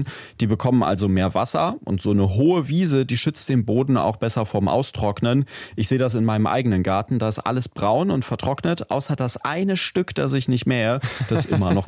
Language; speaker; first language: German; native; German